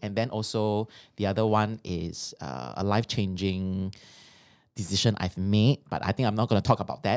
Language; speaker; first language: English; non-native, local second language; Chinese